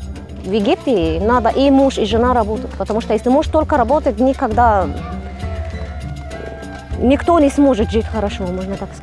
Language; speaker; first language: Russian; non-native, fluent; Arabic